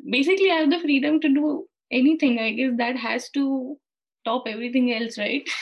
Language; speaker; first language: English; non-native, local second language; Hindi